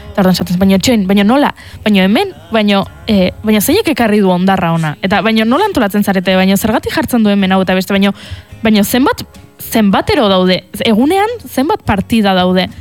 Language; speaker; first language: Basque; native; Basque